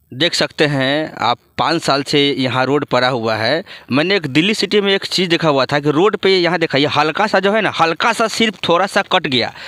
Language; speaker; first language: Hindi; native; Hindi